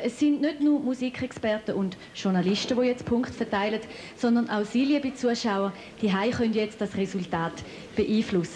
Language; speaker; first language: German; native; German